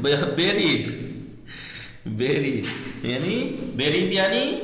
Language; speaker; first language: Persian; non-native, fluent; Urdu